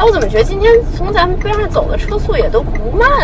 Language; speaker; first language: Chinese; native; Chinese